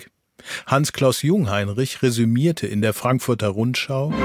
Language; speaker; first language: German; native; German